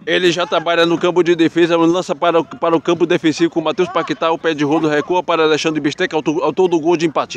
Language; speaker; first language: Portuguese; native; Portuguese